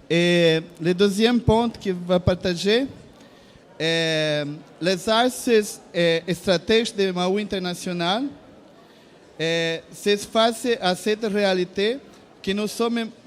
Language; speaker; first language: French; non-native, learner; Portuguese